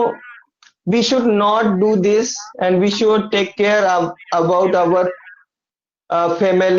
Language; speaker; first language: English; non-native, learner; Hindi